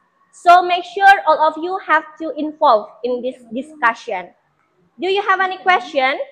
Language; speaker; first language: English; non-native, fluent; Indonesian